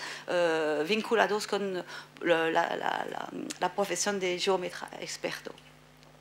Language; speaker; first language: Spanish; non-native, fluent; French